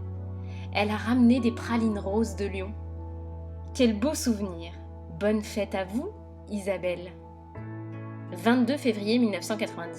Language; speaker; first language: French; native; French